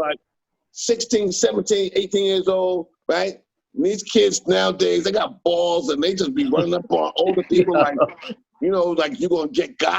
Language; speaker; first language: English; native; English